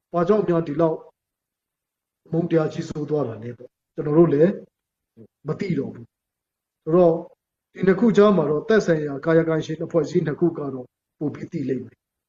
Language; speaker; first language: Burmese; non-native, local second language; Hakha Chin